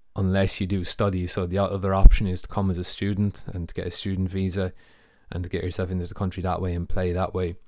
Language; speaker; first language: English; native; English